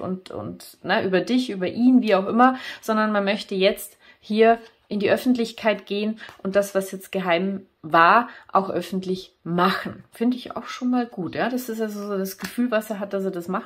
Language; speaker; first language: German; native; German